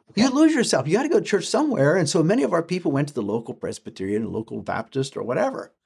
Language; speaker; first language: English; early bilingual, other home language; German